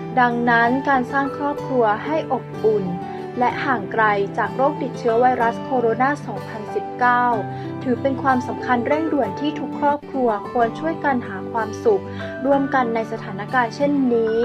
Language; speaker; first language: Thai; native; Thai